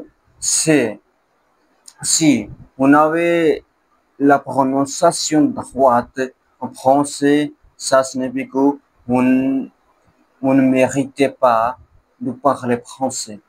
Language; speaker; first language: French; non-native, learner; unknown